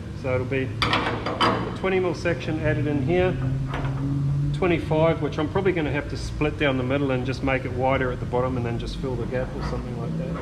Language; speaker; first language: English; native; English